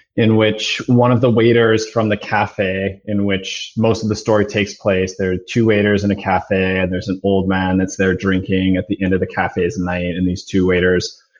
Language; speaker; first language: English; native; English